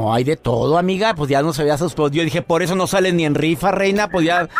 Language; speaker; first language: Spanish; native; Spanish